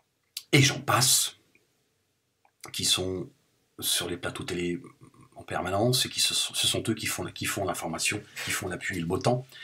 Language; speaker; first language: French; native; French